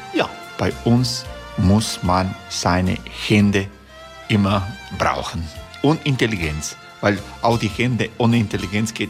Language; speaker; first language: German; non-native, learner; Croatian